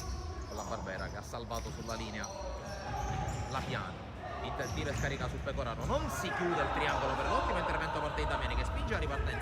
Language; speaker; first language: Italian; native; Italian